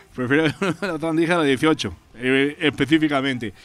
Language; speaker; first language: Spanish; native; Spanish